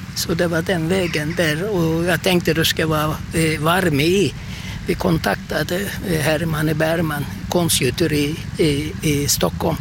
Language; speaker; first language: Swedish; non-native, fluent; Turkish